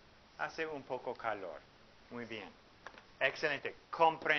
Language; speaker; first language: Spanish; non-native, fluent; English